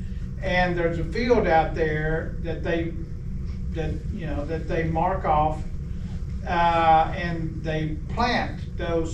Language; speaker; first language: English; native; English